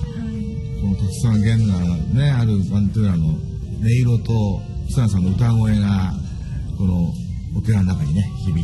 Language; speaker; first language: Japanese; native; Japanese